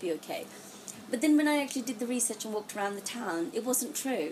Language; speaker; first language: English; non-native, local second language; Gujarati